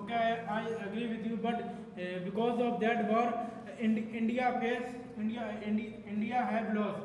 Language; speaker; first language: English; non-native, learner; Hindi